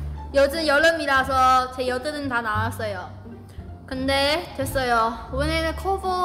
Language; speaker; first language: Korean; non-native, fluent; Chinese